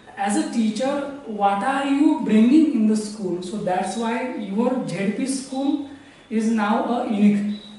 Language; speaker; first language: English; non-native, local second language; Marathi